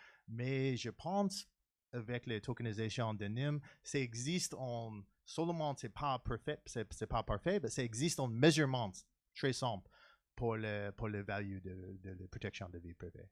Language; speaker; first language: French; non-native, learner; English